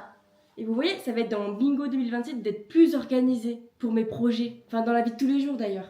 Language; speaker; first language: French; native; French